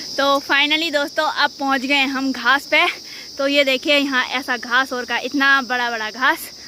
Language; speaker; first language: Hindi; native; Hindi